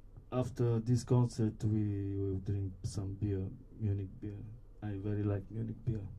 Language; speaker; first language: English; non-native, learner; Bulgarian